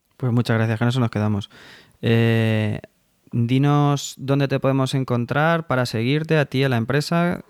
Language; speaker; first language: Spanish; native; Spanish